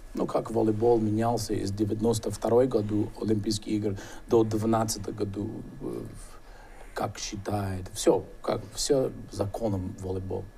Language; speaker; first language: Russian; non-native, learner; English